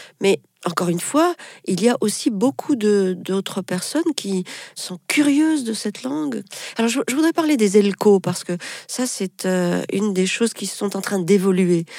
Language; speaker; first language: French; non-native, local second language; Arabic